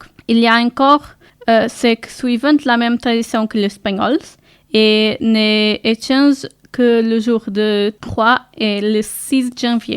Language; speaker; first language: French; non-native, learner; Portuguese